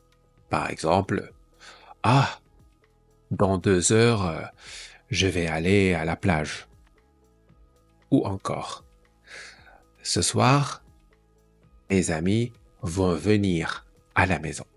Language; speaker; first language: French; non-native, fluent; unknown